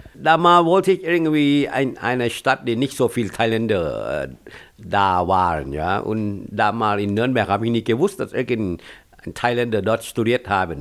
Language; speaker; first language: German; non-native, fluent; Thai